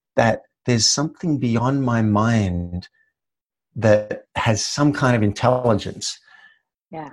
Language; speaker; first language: English; native; English